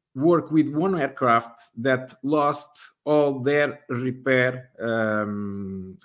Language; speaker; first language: English; non-native, fluent; Portuguese